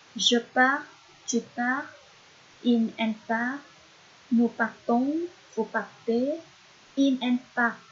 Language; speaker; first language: French; non-native, fluent; Vietnamese